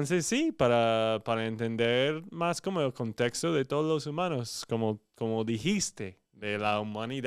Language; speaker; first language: Spanish; non-native, fluent; English